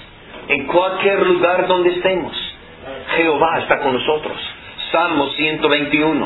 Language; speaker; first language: Spanish; non-native, fluent; English